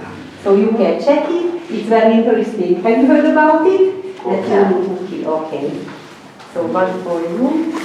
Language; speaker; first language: English; non-native, fluent; Hungarian